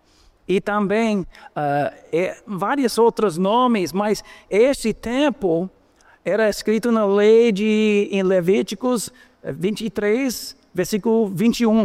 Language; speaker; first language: Portuguese; non-native, fluent; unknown